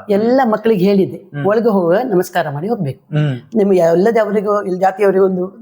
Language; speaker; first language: Kannada; non-native, local second language; Konkani